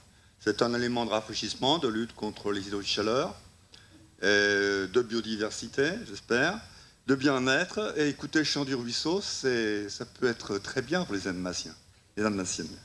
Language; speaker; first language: French; native; French